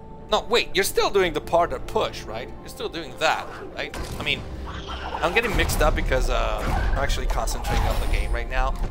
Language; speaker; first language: English; non-native, fluent; Italian